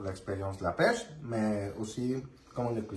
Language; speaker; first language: French; non-native, learner; Spanish